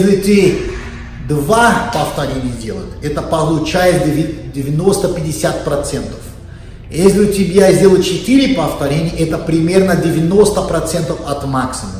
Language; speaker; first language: Russian; non-native, learner; Portuguese